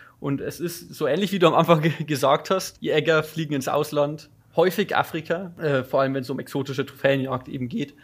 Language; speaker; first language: German; native; German